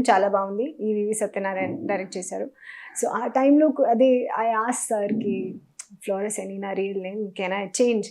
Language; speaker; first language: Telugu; non-native, local second language; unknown